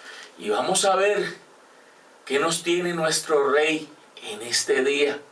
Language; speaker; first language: Spanish; native; Spanish